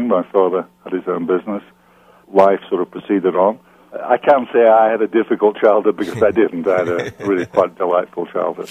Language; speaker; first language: English; native; English